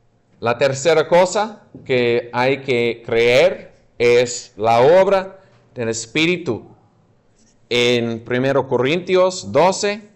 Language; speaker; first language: Spanish; non-native, fluent; English